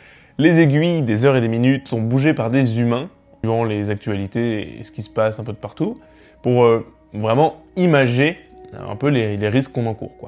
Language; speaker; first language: French; native; French